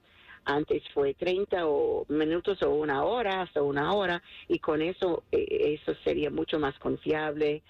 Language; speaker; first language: Spanish; non-native, fluent; English